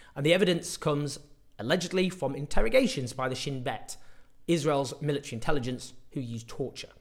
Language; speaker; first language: English; native; English